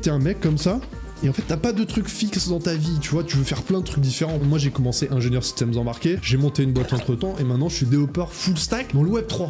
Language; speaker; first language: French; native; French